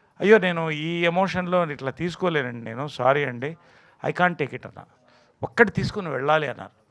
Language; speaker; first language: Telugu; native; Telugu